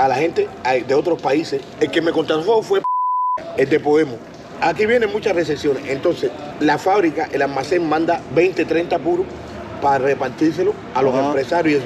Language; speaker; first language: Spanish; native; Spanish